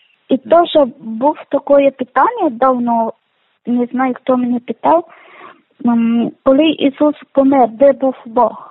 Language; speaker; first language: Ukrainian; non-native, learner; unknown